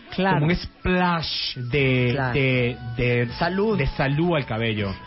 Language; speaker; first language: Spanish; native; Spanish